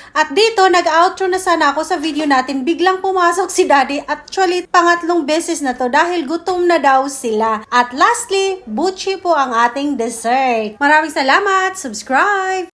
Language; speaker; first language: Filipino; native; Filipino